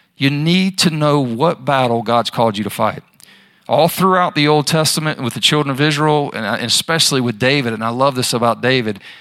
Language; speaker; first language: English; native; English